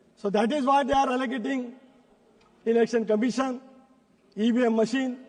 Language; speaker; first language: English; non-native, local second language; Marathi